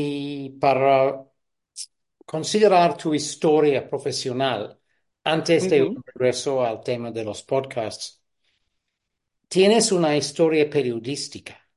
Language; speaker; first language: Spanish; non-native, fluent; English